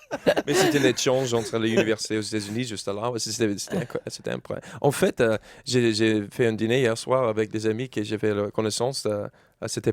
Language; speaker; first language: French; non-native, fluent; English